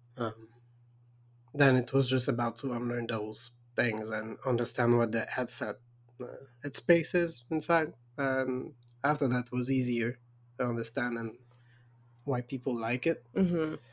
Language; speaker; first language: English; non-native, fluent; French